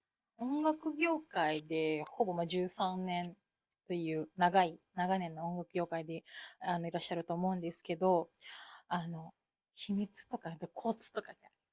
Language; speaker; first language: Japanese; non-native, fluent; Indonesian